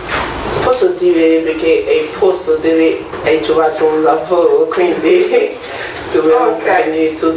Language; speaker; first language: Italian; non-native, learner; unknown